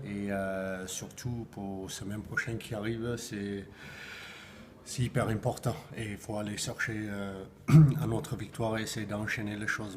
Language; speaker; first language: French; non-native, fluent; English